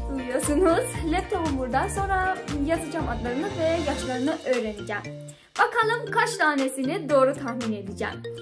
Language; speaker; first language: Turkish; non-native, fluent; Persian